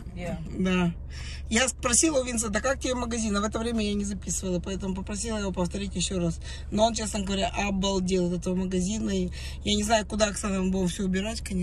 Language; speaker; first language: Russian; native; Russian